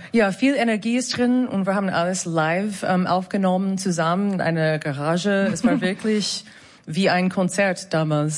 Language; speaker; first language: German; non-native, fluent; English